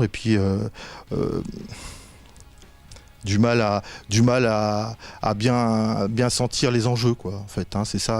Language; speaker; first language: French; native; French